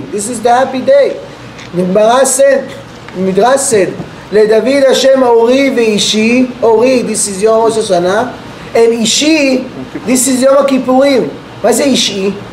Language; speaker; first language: English; non-native, fluent; Hebrew